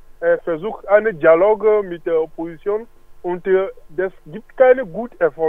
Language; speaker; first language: German; non-native, learner; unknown